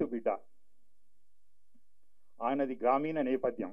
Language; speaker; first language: Telugu; native; Telugu